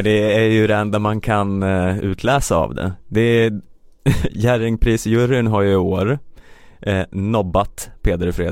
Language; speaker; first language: Swedish; native; Swedish